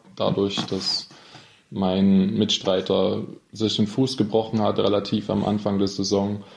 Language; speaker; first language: German; native; German